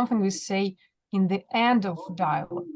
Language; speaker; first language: English; non-native, fluent; Russian